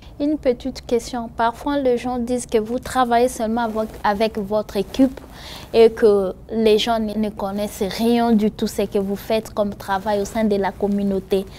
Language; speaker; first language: French; non-native, local second language; Lingala